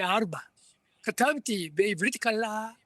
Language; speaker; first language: Hebrew; non-native, learner; Japanese